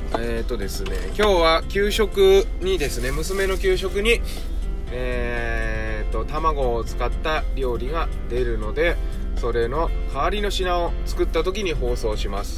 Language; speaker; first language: Japanese; native; Japanese